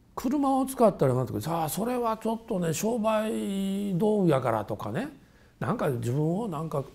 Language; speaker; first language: Japanese; native; Japanese